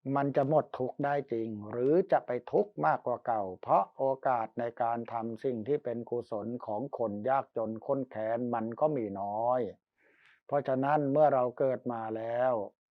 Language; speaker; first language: Thai; native; Thai